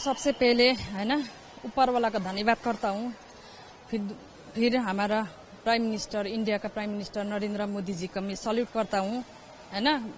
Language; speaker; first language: Hindi; non-native, local second language; Nepali